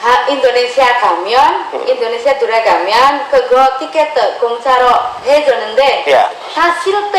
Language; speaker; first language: Korean; non-native, fluent; Indonesian